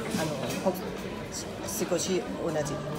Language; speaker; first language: Japanese; non-native, learner; Thai